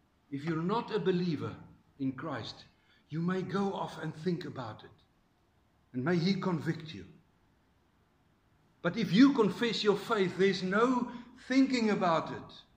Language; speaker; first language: English; non-native, local second language; Afrikaans